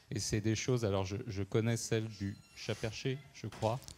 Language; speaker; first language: French; native; French